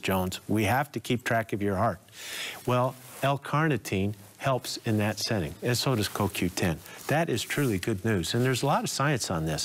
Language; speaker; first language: English; native; English